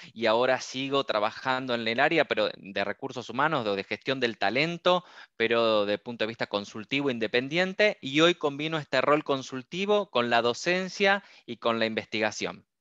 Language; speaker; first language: Spanish; native; Spanish